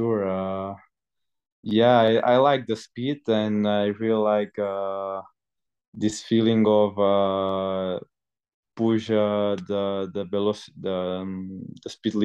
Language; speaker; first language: English; non-native, fluent; Spanish